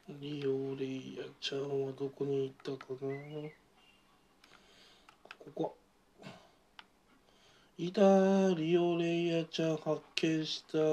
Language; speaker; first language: Japanese; native; Japanese